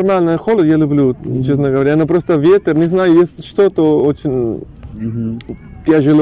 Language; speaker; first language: Russian; non-native, learner; Spanish